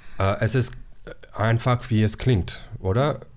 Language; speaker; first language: German; non-native, learner; English